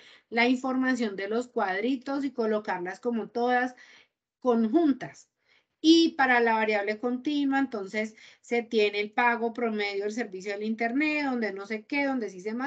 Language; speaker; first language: Spanish; native; Spanish